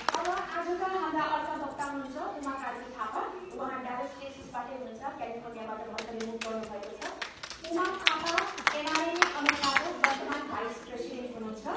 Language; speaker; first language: Nepali; early bilingual, heritage; Nepali